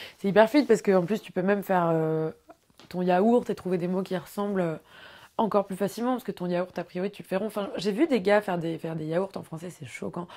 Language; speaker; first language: French; native; French